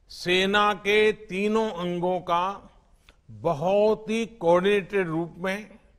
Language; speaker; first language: Hindi; non-native, local second language; Gujarati